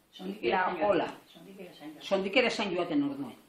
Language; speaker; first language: Basque; native; Basque